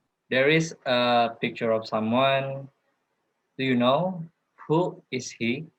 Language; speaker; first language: English; non-native, learner; Indonesian